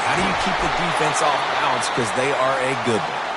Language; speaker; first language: English; native; English